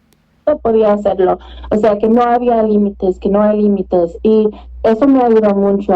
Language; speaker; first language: Spanish; early bilingual, heritage; Spanish